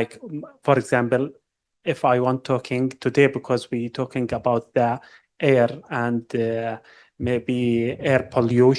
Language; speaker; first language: English; non-native, learner; Arabic